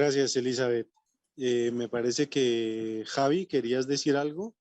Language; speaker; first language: Spanish; native; Spanish